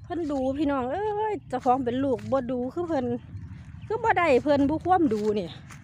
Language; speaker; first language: Thai; native; Thai